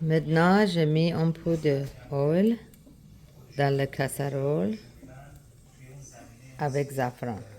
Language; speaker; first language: French; non-native, learner; Persian